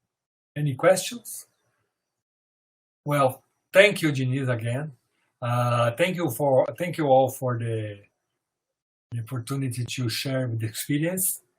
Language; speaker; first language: English; non-native, fluent; Portuguese